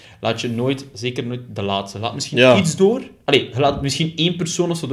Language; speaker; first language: Dutch; native; Dutch